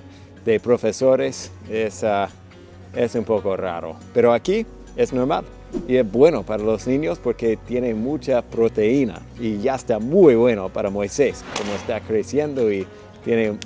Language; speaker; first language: Spanish; non-native, fluent; English